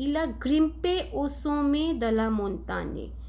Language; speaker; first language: French; non-native, fluent; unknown